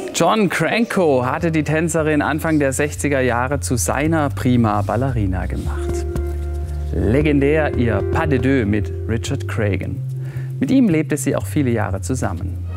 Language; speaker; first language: German; native; German